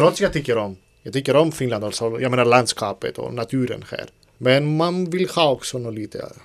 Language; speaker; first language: Swedish; non-native, fluent; Greek